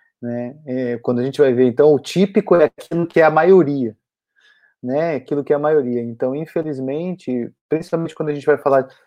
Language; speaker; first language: Portuguese; native; Portuguese